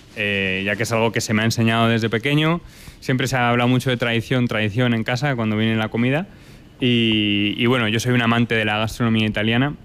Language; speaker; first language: Spanish; native; Spanish